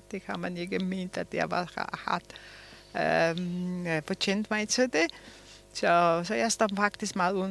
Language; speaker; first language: Danish; early bilingual, other home language; Polish